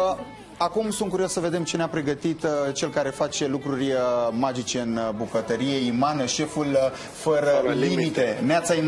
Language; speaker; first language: Romanian; native; Romanian